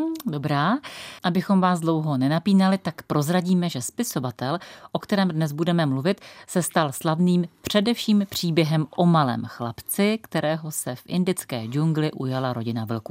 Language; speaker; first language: Czech; native; Czech